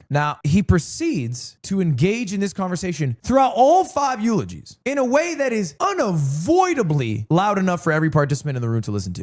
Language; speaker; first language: English; native; English